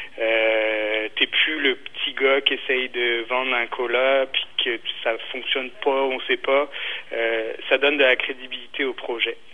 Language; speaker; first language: French; native; French